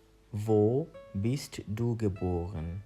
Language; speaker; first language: German; non-native, learner; Bangla